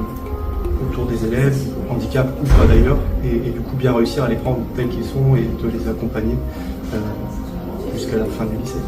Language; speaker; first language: French; native; French